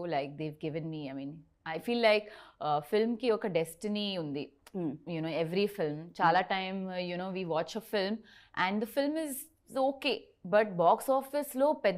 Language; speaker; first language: Telugu; non-native, learner; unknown